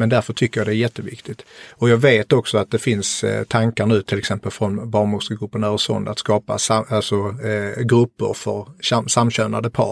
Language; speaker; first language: Swedish; native; Swedish